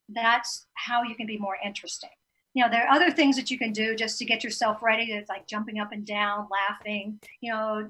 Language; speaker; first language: English; native; English